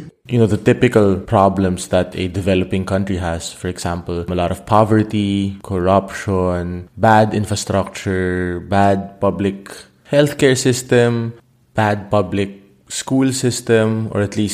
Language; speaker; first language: English; non-native, local second language; Filipino